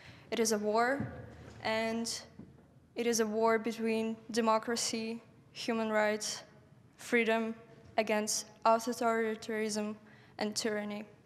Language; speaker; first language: English; non-native, fluent; Ukrainian